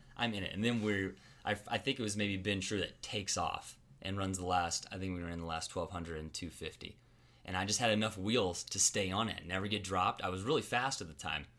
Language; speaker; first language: English; native; English